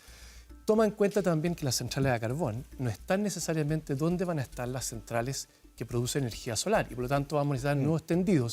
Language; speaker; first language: Spanish; native; Spanish